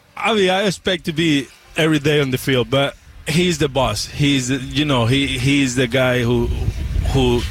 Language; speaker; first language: English; non-native, learner; Spanish